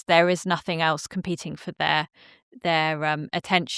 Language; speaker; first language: English; native; English